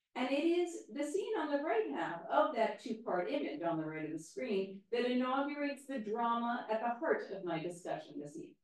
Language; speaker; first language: English; native; English